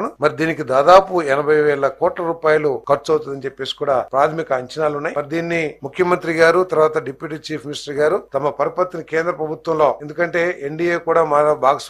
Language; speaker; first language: Telugu; native; Telugu